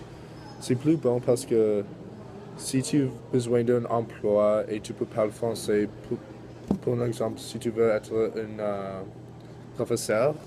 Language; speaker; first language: French; non-native, learner; English